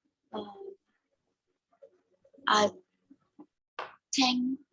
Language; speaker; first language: English; non-native, learner; Vietnamese